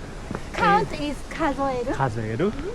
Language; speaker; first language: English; non-native, learner; Japanese